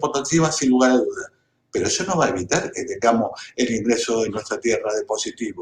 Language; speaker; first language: Spanish; native; Spanish